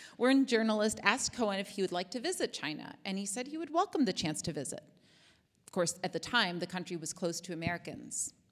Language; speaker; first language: English; native; English